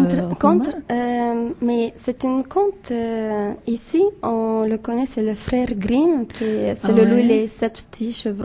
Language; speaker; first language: French; non-native, fluent; Romanian